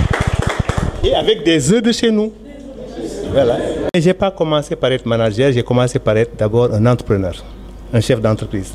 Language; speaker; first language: French; non-native, local second language; Wolof